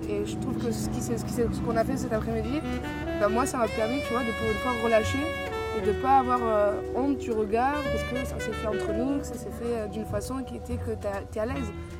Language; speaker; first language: French; native; French